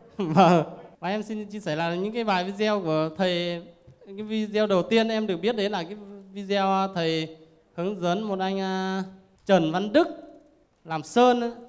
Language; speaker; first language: Vietnamese; non-native, local second language; Iu Mien